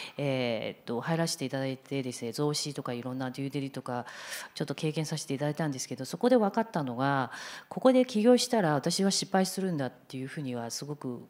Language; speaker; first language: Japanese; non-native, fluent; Chinese